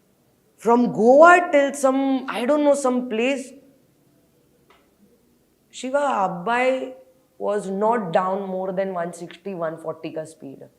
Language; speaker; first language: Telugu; non-native, learner; Hindi